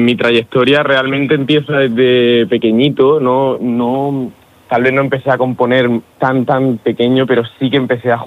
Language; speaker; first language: Spanish; native; Spanish